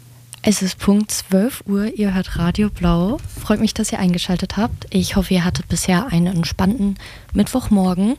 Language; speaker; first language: German; native; German